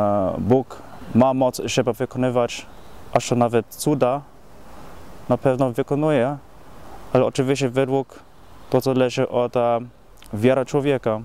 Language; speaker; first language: Polish; non-native, fluent; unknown